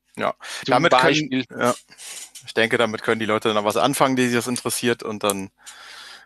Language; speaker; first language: German; native; German